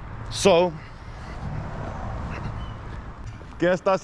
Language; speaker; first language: Spanish; non-native, learner; Finnish